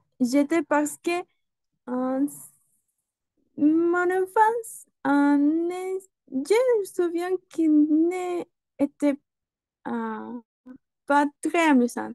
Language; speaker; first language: French; non-native, learner; Spanish